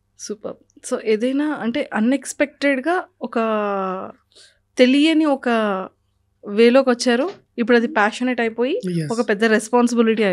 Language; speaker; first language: Telugu; native; Telugu